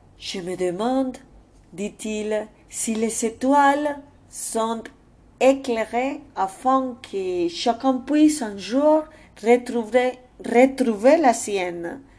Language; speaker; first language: French; non-native, fluent; Spanish